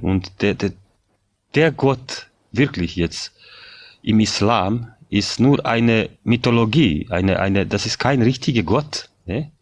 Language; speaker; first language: German; non-native, fluent; Bosnian